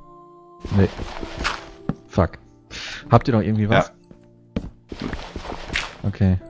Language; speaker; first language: German; native; German